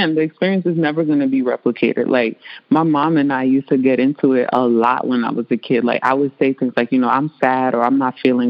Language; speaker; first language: English; early bilingual, other home language; Spanish